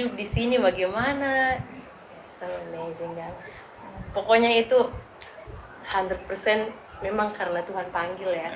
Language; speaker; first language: Indonesian; native; Indonesian